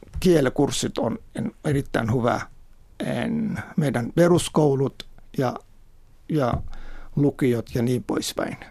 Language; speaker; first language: Finnish; non-native, fluent; Somali